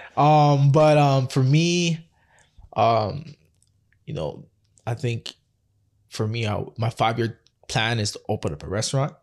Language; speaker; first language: English; native; English